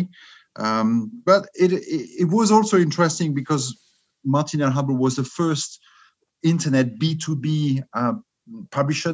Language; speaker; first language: English; non-native, fluent; French